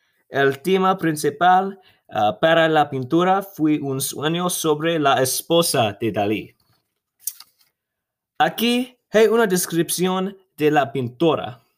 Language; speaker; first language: Spanish; non-native, learner; English